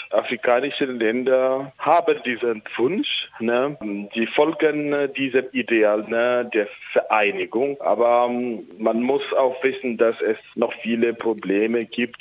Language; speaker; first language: German; non-native, local second language; French